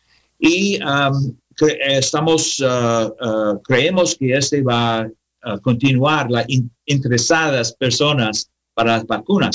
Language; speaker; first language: Spanish; non-native, learner; English